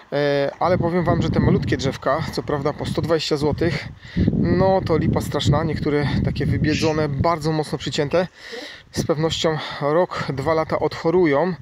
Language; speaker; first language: Polish; native; Polish